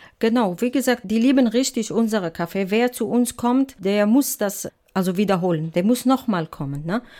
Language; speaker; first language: German; non-native, fluent; Arabic